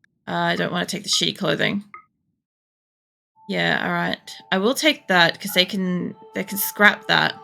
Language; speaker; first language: English; native; English